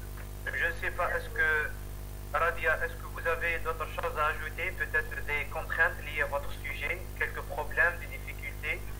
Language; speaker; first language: French; non-native, local second language; Arabic